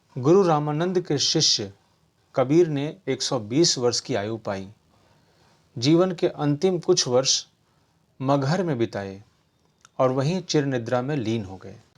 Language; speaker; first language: Hindi; native; Hindi